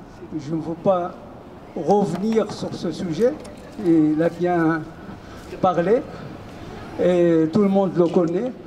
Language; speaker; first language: French; non-native, fluent; Arabic